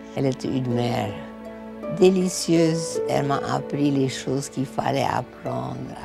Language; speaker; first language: French; early bilingual, heritage; French